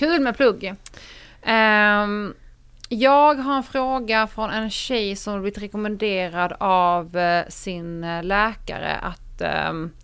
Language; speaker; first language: Swedish; native; Swedish